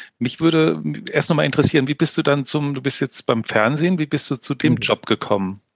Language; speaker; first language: German; native; German